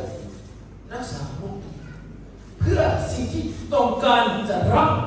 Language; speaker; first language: Thai; non-native, local second language; Lahu